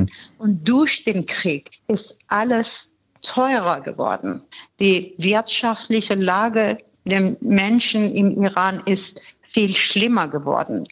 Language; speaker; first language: German; non-native, fluent; Persian